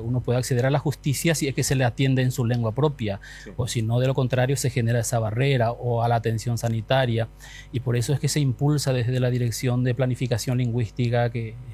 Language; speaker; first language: Spanish; non-native, local second language; Guarani